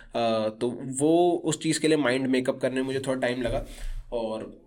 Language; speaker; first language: Hindi; native; Hindi